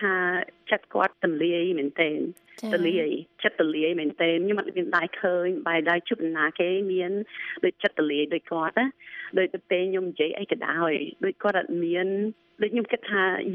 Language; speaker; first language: Khmer; early bilingual, heritage; Khmer